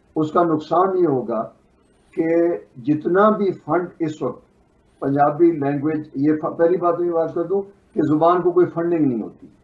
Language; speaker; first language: Urdu; non-native, local second language; Punjabi